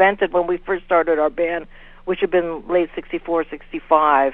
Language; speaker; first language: English; native; English